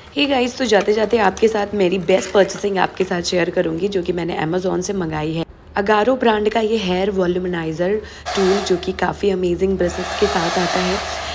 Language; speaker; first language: Hindi; non-native, local second language; Gujarati